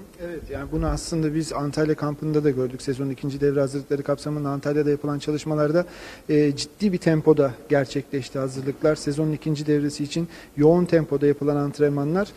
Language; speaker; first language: Turkish; native; Turkish